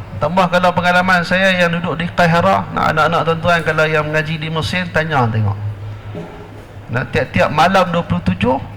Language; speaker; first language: Malay; native; Malay